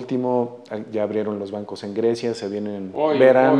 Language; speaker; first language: Spanish; native; Spanish